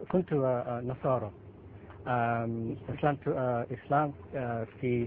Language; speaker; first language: Arabic; non-native, learner; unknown